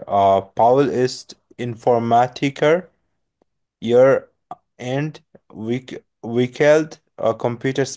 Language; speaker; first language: German; non-native, learner; Bangla